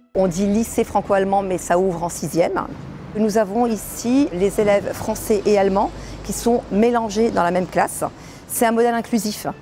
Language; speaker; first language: French; native; French